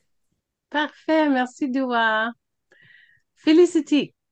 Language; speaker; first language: French; native; French